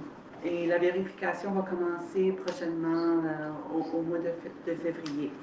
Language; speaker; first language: French; native; French